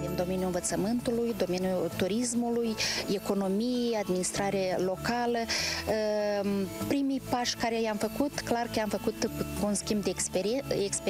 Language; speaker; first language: Romanian; native; Romanian